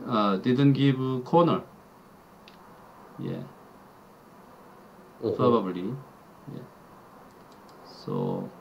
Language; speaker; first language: English; non-native, learner; Korean